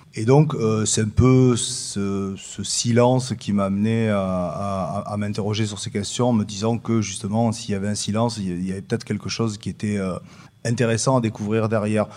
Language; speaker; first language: French; native; French